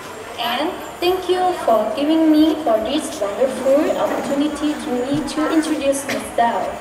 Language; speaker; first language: English; non-native, learner; Hmong